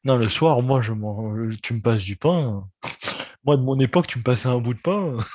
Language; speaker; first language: French; native; French